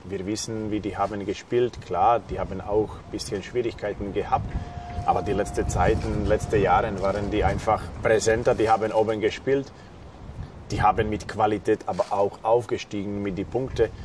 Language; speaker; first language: German; non-native, fluent; Slovak